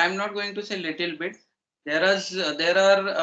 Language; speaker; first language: English; non-native, learner; Marathi